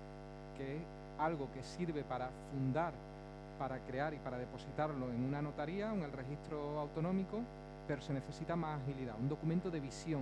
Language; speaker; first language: Spanish; native; Spanish